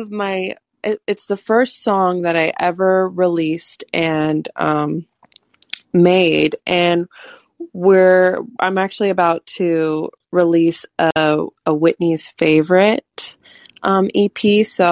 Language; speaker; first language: English; native; English